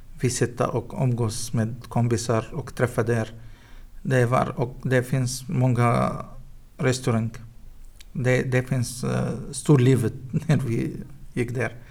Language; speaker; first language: Swedish; non-native, learner; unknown